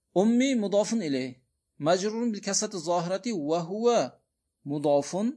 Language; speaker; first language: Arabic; non-native, fluent; Uzbek